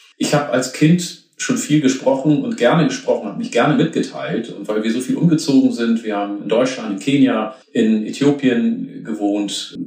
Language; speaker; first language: German; early bilingual, other home language; Oromo